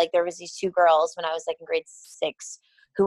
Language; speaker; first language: English; native; English